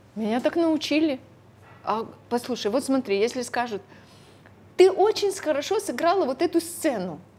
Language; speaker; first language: Russian; non-native, local second language; Lithuanian